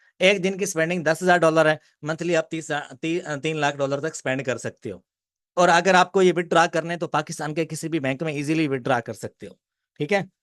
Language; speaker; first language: Urdu; non-native, local second language; Punjabi